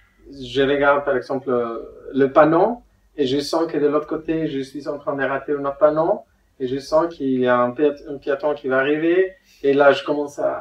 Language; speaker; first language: French; non-native, fluent; Spanish